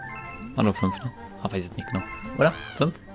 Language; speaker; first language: German; native; German